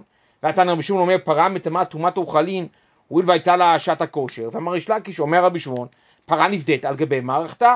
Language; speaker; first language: Hebrew; native; Hebrew